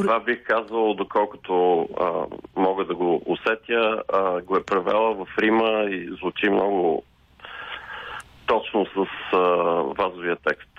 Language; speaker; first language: Bulgarian; native; Bulgarian